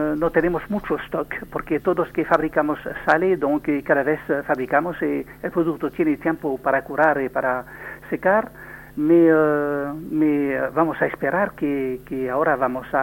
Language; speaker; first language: Spanish; non-native, learner; French